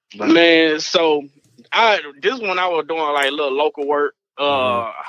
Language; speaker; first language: English; native; English